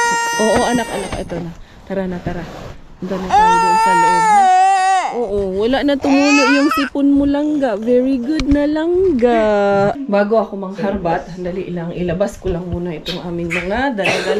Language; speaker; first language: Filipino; non-native, local second language; Cebuano